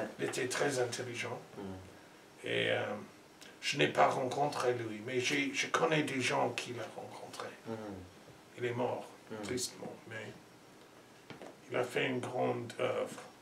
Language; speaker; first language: French; non-native, learner; English